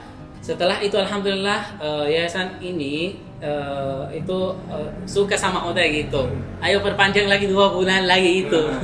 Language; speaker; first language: Indonesian; non-native, fluent; Arabic